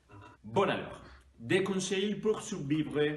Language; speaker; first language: French; non-native, learner; Spanish